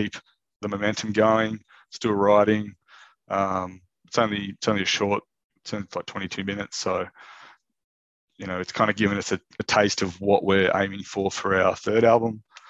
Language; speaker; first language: English; native; English